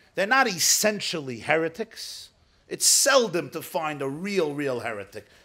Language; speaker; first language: English; native; English